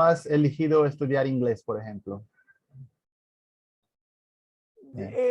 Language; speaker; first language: Spanish; non-native, fluent; Portuguese